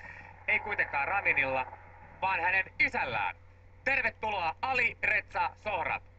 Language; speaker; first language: Finnish; native; Finnish